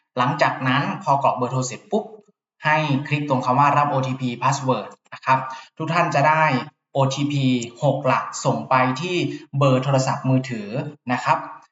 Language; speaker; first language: Thai; native; Thai